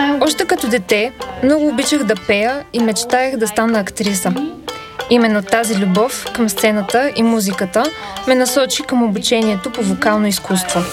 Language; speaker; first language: Bulgarian; non-native, fluent; Chinese